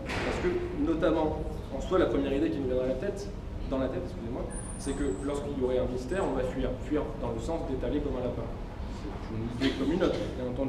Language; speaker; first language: French; native; French